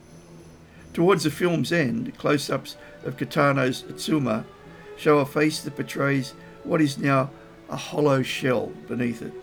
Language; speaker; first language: English; native; English